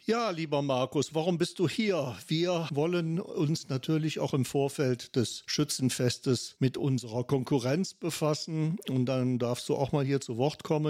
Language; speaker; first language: German; native; German